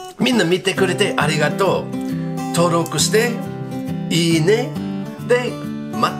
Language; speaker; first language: Japanese; non-native, learner; English